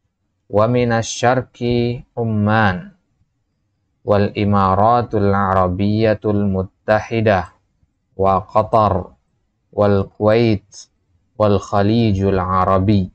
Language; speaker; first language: Arabic; non-native, fluent; Indonesian